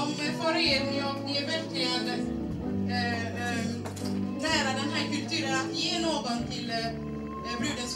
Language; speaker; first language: Swedish; non-native, fluent; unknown